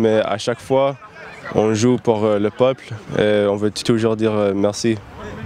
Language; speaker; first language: French; non-native, learner; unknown